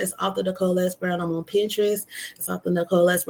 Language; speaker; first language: English; native; English